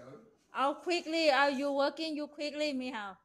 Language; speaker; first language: English; non-native, learner; Thai